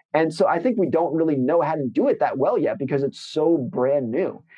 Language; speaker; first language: English; native; English